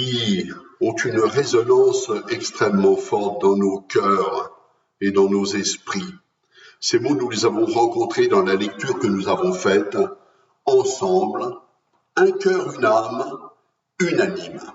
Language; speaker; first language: French; native; French